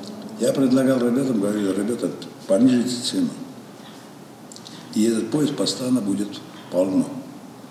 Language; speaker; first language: Russian; non-native, fluent; Armenian